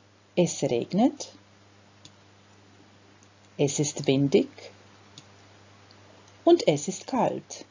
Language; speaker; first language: German; non-native, fluent; Croatian